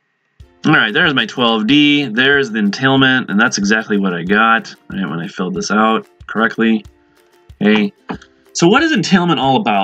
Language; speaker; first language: English; native; English